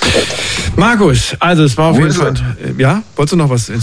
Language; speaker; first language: German; native; German